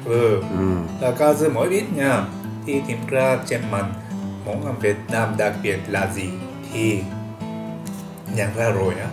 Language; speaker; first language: Vietnamese; non-native, learner; Japanese